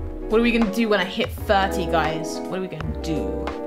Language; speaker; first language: English; early bilingual, other home language; Turkish